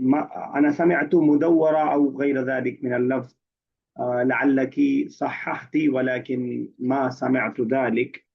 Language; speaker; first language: Arabic; non-native, fluent; Urdu